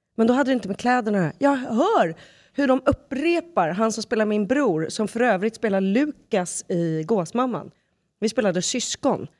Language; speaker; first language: Swedish; native; Swedish